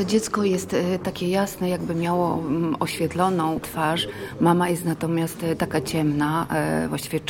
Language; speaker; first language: Polish; native; Polish